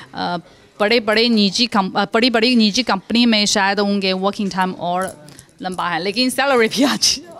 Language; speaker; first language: Hindi; non-native, fluent; Chinese